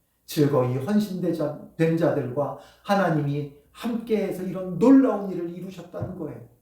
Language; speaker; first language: Korean; native; Korean